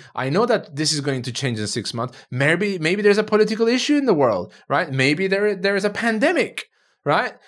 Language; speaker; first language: English; non-native, fluent; Turkish